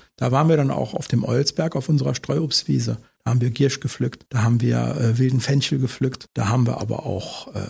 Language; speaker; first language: German; native; German